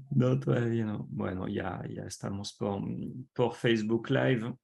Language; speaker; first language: Spanish; non-native, fluent; French